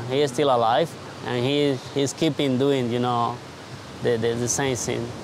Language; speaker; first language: English; non-native, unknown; Spanish